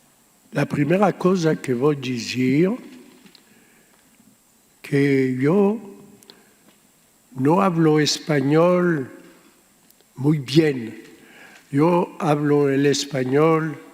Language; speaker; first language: Spanish; early bilingual, heritage; Ladino